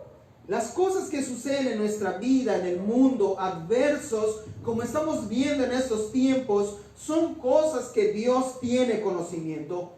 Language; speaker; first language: Spanish; native; Spanish